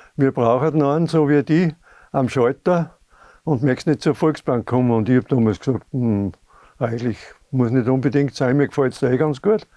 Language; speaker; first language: German; native; German